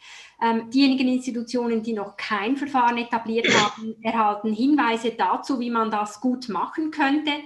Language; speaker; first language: German; native; German